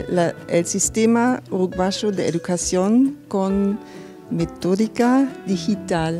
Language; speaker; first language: Spanish; non-native, fluent; German